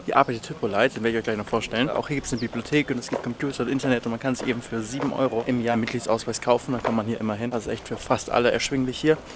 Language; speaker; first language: German; native; German